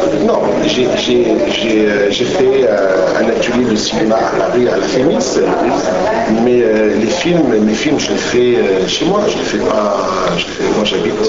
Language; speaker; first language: French; non-native, local second language; Arabic